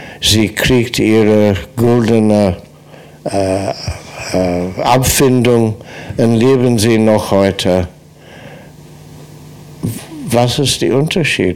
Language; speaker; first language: German; non-native, fluent; English